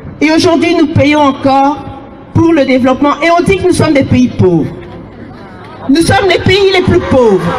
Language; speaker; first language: French; early bilingual, other home language; Lingala